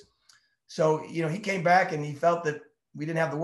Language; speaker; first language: English; native; English